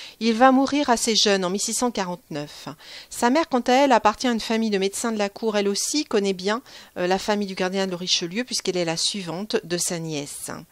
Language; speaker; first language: French; native; French